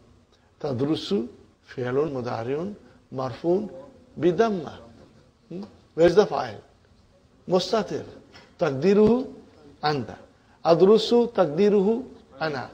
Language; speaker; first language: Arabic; non-native, fluent; Urdu